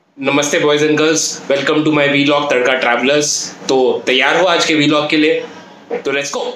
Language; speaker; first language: Hindi; native; Hindi